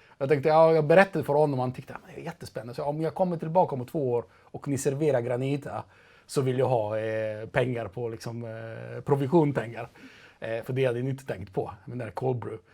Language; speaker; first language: Swedish; non-native, fluent; Italian